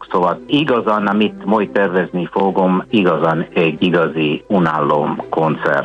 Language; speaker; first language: Hungarian; non-native, fluent; Italian